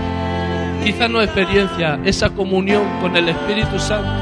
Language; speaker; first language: Spanish; native; Spanish